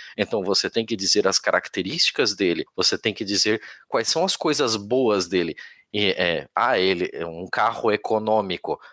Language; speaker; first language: Portuguese; native; Portuguese